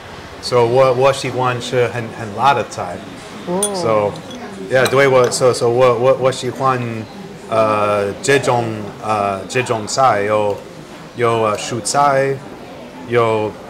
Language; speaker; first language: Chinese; non-native, learner; English